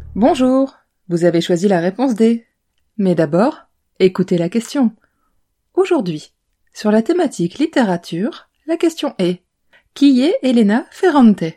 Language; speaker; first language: French; native; French